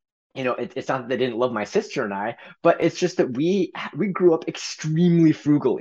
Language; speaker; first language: English; native; English